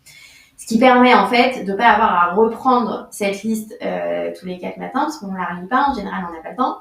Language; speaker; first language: French; native; French